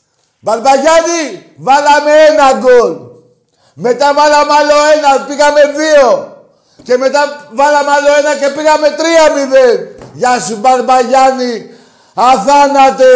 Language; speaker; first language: Greek; native; Greek